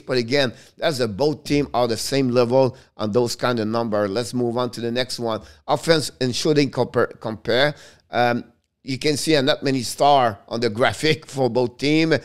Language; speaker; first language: English; non-native, fluent; French